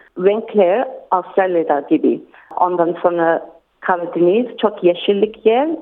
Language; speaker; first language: Turkish; non-native, learner; English